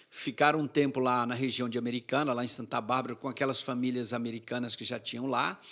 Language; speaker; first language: Portuguese; native; Portuguese